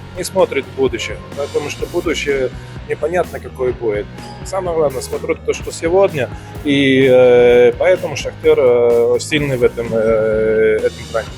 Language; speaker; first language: Russian; non-native, fluent; Polish